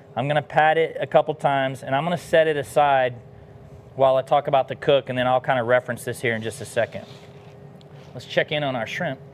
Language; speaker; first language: English; native; English